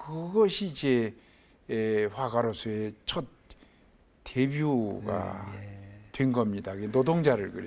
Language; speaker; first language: Korean; native; Korean